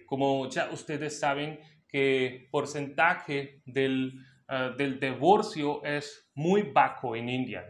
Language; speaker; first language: Spanish; non-native, local second language; Hindi